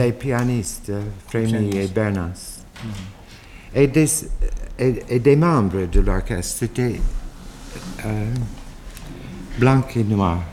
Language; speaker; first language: French; non-native, fluent; English